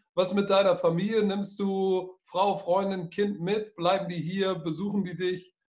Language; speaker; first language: German; native; German